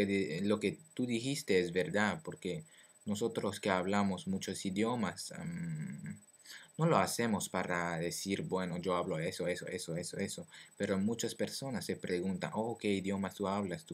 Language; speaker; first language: Spanish; non-native, learner; French